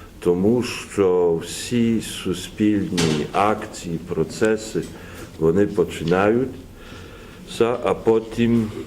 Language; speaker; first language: Ukrainian; non-native, learner; Polish